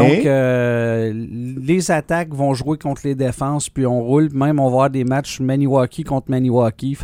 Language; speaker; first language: French; native; French